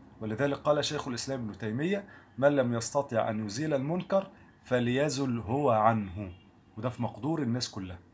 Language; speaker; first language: Arabic; native; Arabic